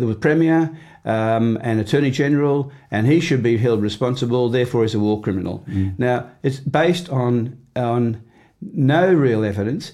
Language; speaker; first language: English; native; English